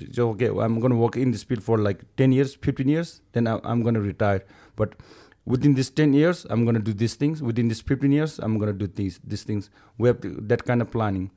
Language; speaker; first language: English; non-native, local second language; Sherpa